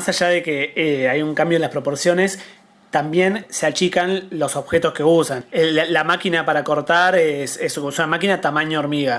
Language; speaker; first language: Spanish; native; Spanish